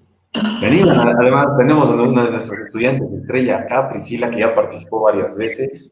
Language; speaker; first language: Spanish; native; Spanish